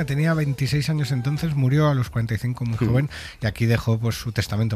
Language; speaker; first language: Spanish; native; Spanish